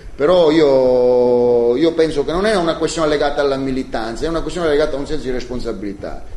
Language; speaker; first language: Italian; native; Italian